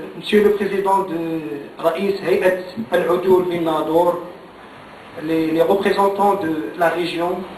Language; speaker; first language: French; non-native, local second language; Arabic